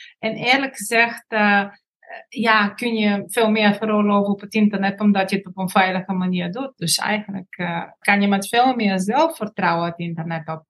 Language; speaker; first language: Dutch; non-native, fluent; Bulgarian